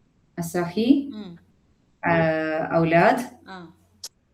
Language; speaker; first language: Arabic; non-native, learner; Malayalam